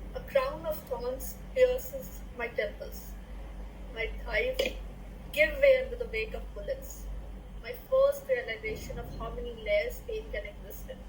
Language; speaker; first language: English; non-native, local second language; Hindi